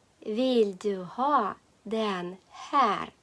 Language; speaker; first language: Swedish; non-native, learner; Ukrainian